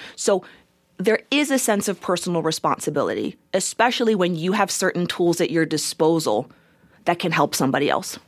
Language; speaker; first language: English; native; English